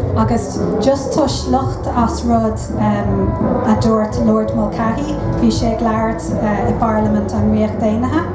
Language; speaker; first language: Irish; non-native, local second language; English